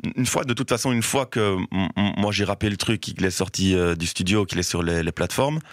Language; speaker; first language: French; native; French